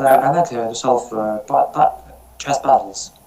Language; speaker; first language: English; non-native, learner; Russian